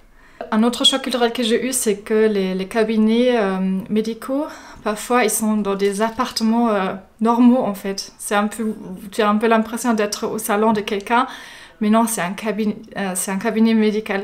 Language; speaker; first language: French; non-native, fluent; German